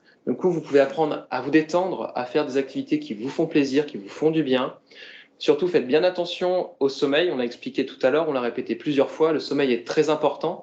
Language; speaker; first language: French; native; French